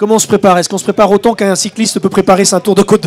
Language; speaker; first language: French; native; French